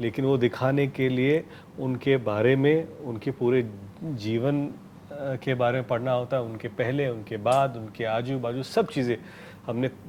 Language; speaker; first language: Hindi; non-native, local second language; Marathi